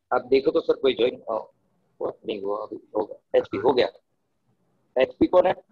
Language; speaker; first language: Hindi; non-native, local second language; Gujarati